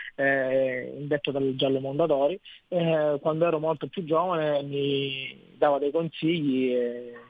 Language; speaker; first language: Italian; native; Italian